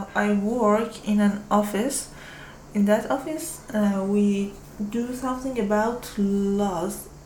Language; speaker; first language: English; non-native, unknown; Persian